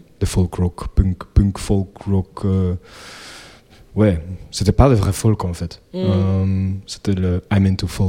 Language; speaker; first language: French; non-native, local second language; Dutch